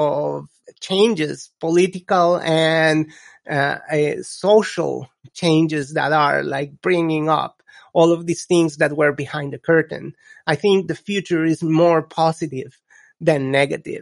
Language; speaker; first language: English; non-native, fluent; Spanish